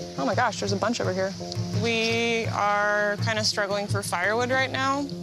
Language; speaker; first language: English; native; English